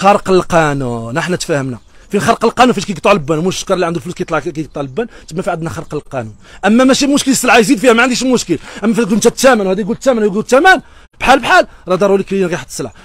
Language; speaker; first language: Arabic; native; Arabic